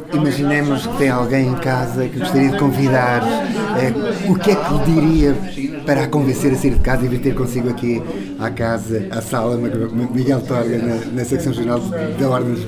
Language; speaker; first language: Portuguese; native; Portuguese